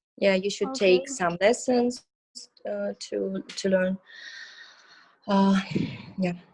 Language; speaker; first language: English; non-native, learner; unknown